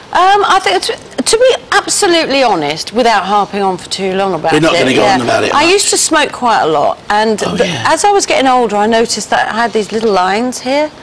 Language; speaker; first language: English; native; English